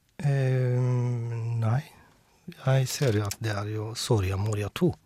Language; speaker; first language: Norwegian; non-native, fluent; Somali